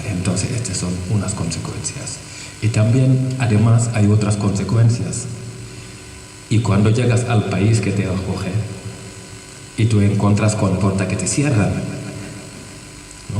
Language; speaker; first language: Spanish; non-native, fluent; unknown